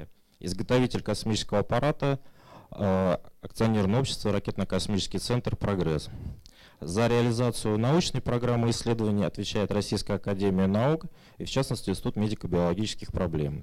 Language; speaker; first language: Russian; native; Russian